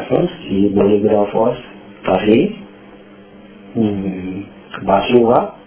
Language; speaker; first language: Spanish; non-native, learner; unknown